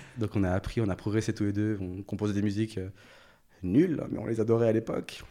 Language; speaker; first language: French; early bilingual, other home language; Portuguese